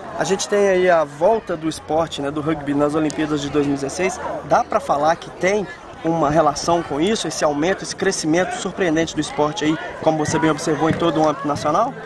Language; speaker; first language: Portuguese; native; Portuguese